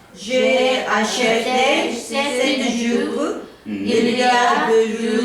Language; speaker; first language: French; non-native, learner; Korean